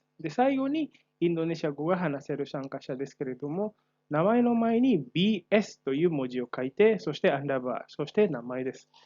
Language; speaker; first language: Japanese; non-native, fluent; Indonesian